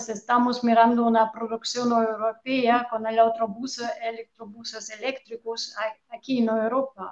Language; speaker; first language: Spanish; non-native, fluent; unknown